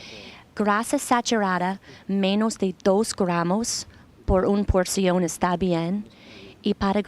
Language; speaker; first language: Spanish; non-native, learner; English